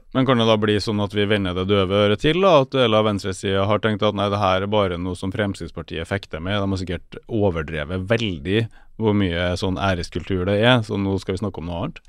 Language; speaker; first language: Norwegian; native; Norwegian